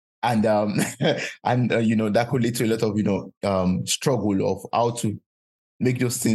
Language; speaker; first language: English; non-native, local second language; Yoruba